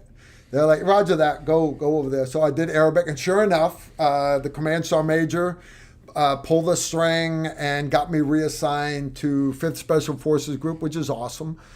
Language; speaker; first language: English; native; English